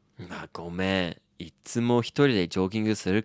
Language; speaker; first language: Japanese; non-native, fluent; English